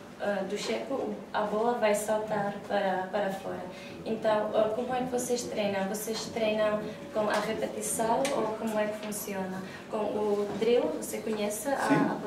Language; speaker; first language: Portuguese; non-native, fluent; Czech